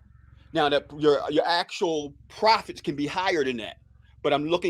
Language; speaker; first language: English; native; English